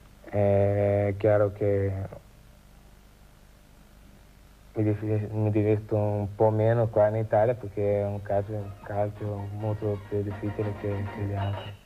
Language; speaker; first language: Italian; non-native, learner; Portuguese